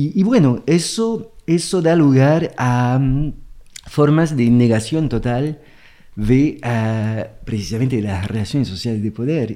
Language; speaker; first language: Spanish; non-native, fluent; French